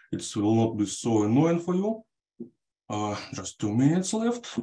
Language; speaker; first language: English; non-native, fluent; Russian